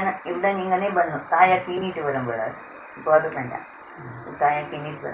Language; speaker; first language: Malayalam; non-native, local second language; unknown